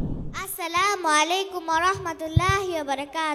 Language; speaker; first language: Arabic; non-native, learner; Bangla